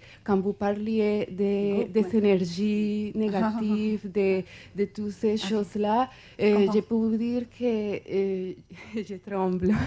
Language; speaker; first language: French; non-native, fluent; Spanish